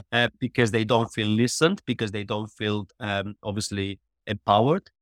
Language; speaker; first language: English; non-native, fluent; Spanish